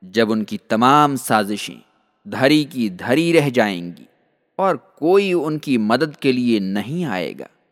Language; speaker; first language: Urdu; native; Urdu